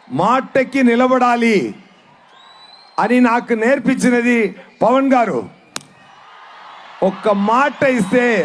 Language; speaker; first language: Telugu; non-native, learner; Tamil